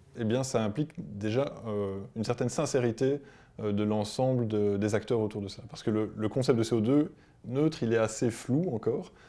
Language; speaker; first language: French; native; French